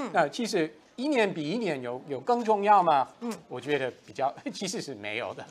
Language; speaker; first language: Chinese; non-native, fluent; English